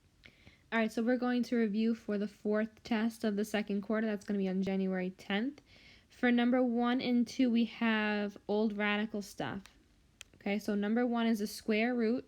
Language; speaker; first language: English; native; English